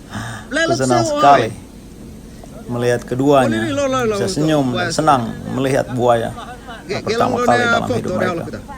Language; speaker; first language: Indonesian; non-native, local second language; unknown